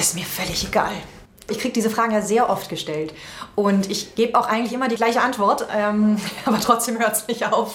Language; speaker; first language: German; native; German